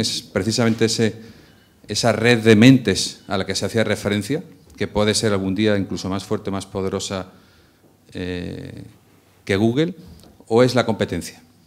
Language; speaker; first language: Spanish; native; Spanish